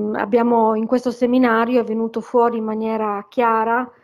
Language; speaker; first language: Italian; native; Italian